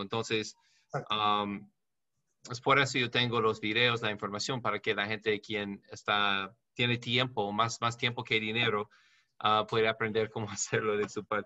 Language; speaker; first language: Spanish; non-native, learner; English